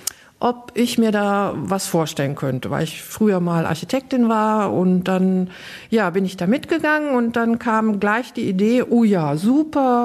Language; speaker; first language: German; native; German